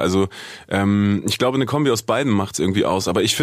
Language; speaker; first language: German; native; German